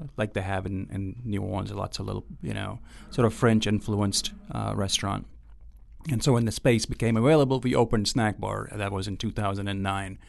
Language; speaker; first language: English; non-native, local second language; Gujarati